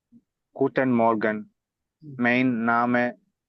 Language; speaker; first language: German; non-native, learner; Tamil